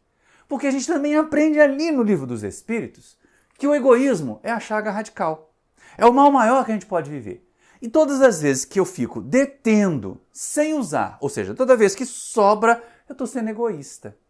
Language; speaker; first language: Portuguese; native; Portuguese